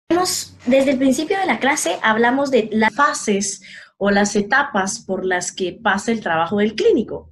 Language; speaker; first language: Spanish; native; Spanish